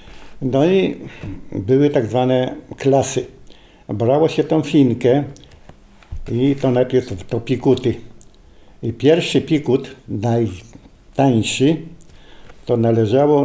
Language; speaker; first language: Polish; native; Polish